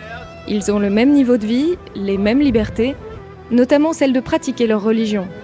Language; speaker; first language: French; native; French